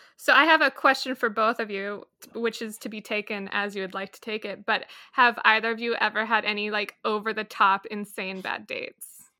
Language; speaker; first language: English; native; English